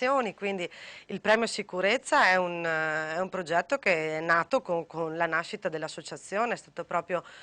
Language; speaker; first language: Italian; native; Italian